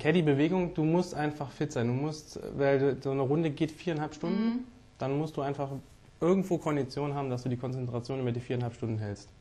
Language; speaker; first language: German; native; German